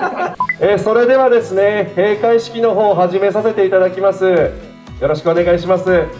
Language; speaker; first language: Japanese; native; Japanese